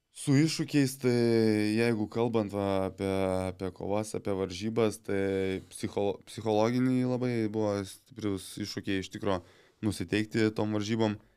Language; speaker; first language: Lithuanian; native; Lithuanian